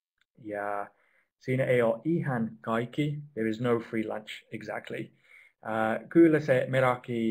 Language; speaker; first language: Finnish; non-native, fluent; English